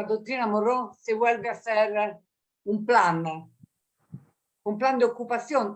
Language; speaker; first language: Spanish; non-native, learner; Italian